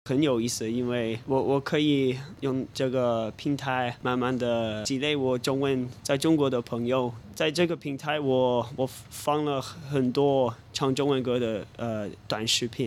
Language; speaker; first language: Chinese; non-native, fluent; English